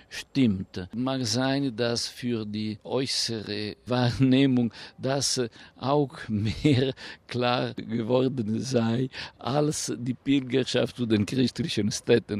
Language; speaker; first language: German; non-native, fluent; Italian